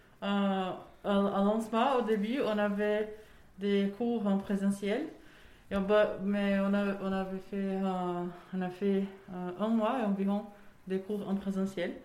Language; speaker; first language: French; non-native, learner; Portuguese